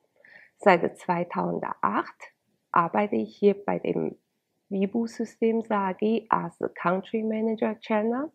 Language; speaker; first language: German; non-native, fluent; Chinese